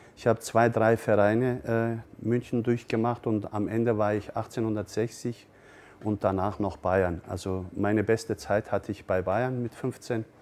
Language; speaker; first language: German; early bilingual, other home language; Turkish